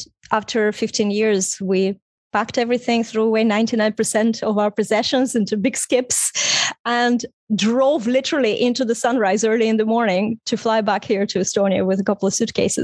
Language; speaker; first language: English; non-native, fluent; Russian